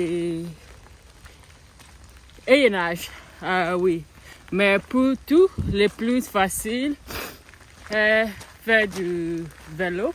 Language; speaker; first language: French; non-native, learner; English